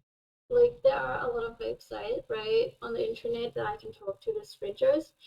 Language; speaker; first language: English; non-native, fluent; Thai